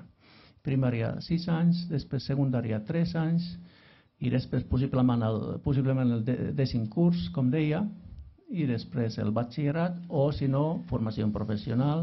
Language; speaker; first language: Catalan; non-native, fluent; Finnish